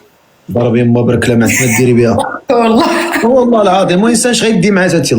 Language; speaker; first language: Arabic; native; Arabic